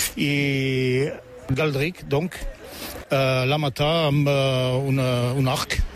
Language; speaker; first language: Catalan; non-native, local second language; French